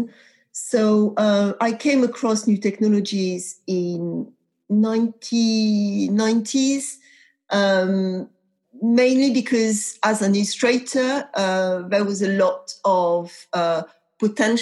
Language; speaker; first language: English; non-native, fluent; French